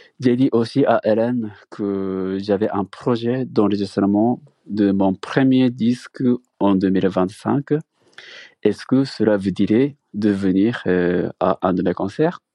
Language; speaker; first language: French; non-native, fluent; Japanese